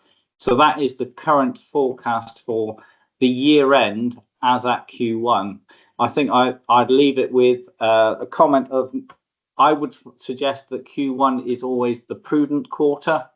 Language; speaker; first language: English; native; English